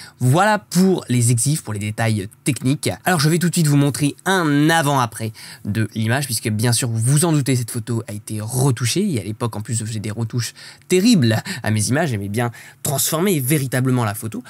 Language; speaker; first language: French; native; French